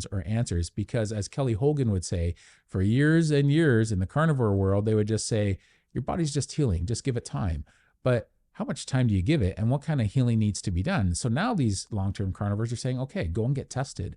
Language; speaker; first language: English; native; English